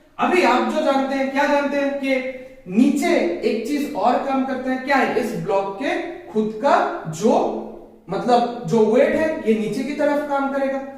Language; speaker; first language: Hindi; native; Hindi